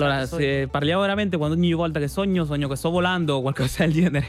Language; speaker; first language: Italian; non-native, fluent; Spanish